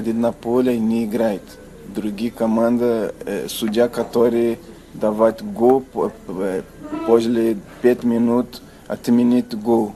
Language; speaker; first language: Russian; non-native, learner; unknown